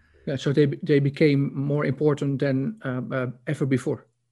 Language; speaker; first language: English; non-native, fluent; Dutch